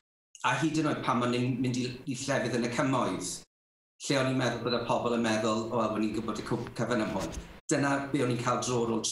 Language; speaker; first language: Welsh; native; Welsh